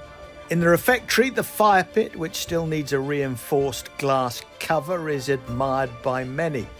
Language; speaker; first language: English; native; English